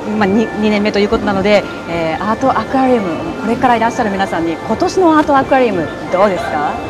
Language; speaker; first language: Japanese; native; Japanese